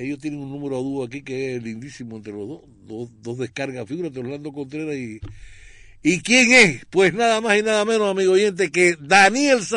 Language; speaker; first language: Spanish; native; Spanish